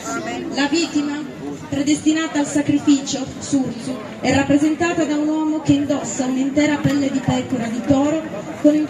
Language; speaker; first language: Italian; native; Italian